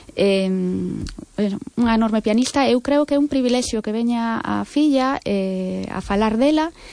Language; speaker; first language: Galician; non-native, local second language; Spanish